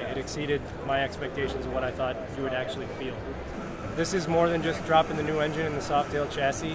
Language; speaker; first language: English; native; English